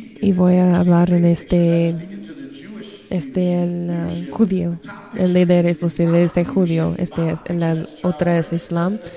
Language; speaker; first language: Spanish; non-native, learner; English